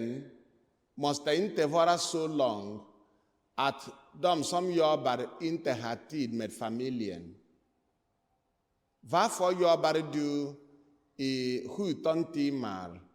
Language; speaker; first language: Swedish; non-native, fluent; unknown